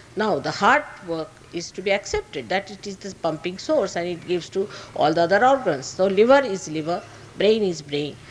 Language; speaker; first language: English; non-native, local second language; Marathi